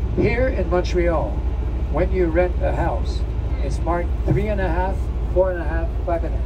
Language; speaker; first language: English; non-native, fluent; French